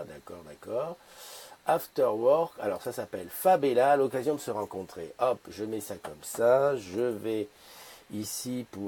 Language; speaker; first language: French; native; French